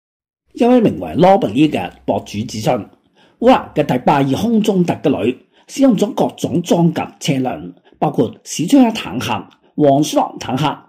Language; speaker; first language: Chinese; non-native, local second language; Cantonese